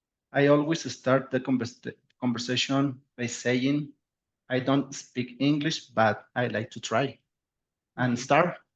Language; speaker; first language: English; non-native, learner; Spanish